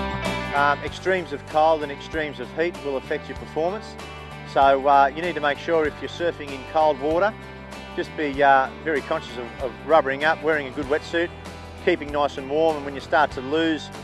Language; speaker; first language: English; native; English